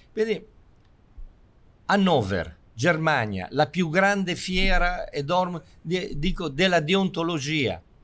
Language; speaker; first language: Italian; native; Italian